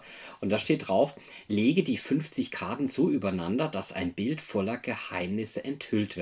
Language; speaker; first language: German; native; German